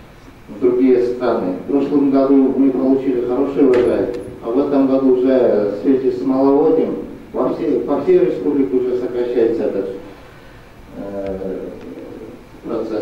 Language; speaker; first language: Russian; non-native, local second language; Kyrgyz